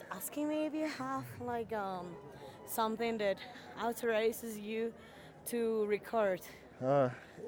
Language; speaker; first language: English; non-native, fluent; Spanish